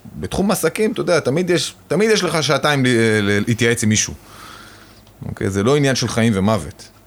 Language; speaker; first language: Hebrew; native; Hebrew